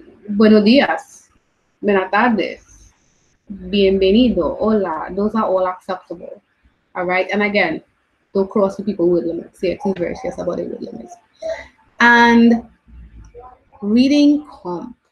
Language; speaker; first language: English; native; English